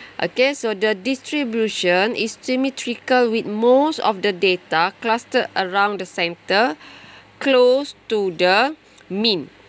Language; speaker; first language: English; non-native, local second language; Malay